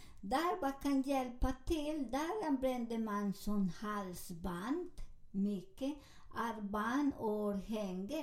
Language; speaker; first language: Swedish; non-native, learner; Spanish